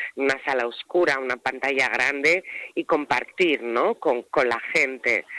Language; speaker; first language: Spanish; native; Spanish